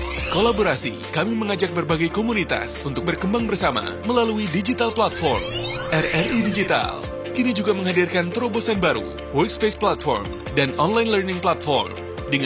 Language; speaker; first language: Indonesian; native; Indonesian